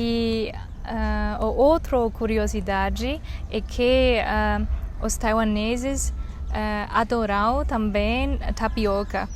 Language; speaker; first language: Portuguese; non-native, learner; Chinese